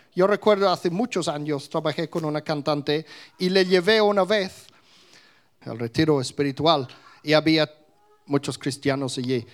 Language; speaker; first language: Spanish; non-native, fluent; English